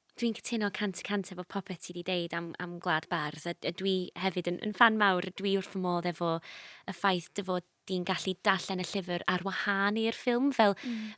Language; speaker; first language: Welsh; native; Welsh